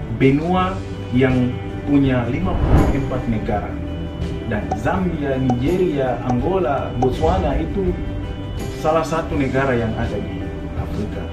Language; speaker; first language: Indonesian; non-native, fluent; Nyanja